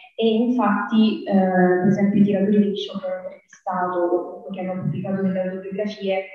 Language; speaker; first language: Italian; native; Italian